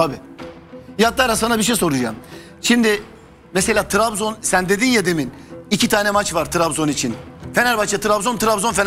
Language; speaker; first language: Turkish; native; Turkish